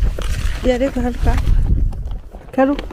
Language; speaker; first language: Danish; non-native, learner; Thai